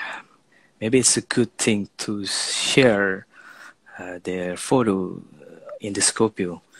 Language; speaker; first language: English; non-native, fluent; Indonesian